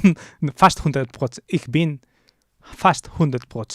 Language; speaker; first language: German; non-native, learner; English